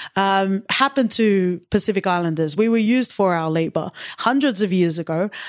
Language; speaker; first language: English; native; English